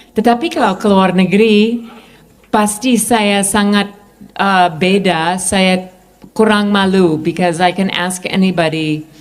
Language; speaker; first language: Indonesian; non-native, fluent; English